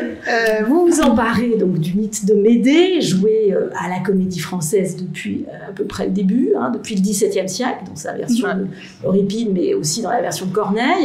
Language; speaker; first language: French; native; French